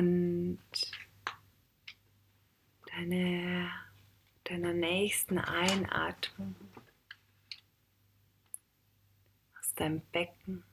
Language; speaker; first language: German; native; German